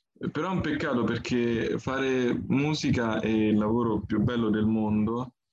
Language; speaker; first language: Italian; early bilingual, other home language; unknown